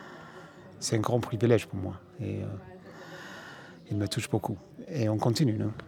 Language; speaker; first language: French; non-native, fluent; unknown